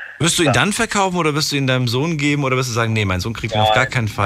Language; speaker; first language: German; native; German